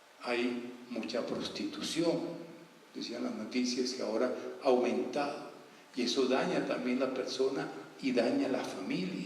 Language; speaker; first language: Spanish; native; Spanish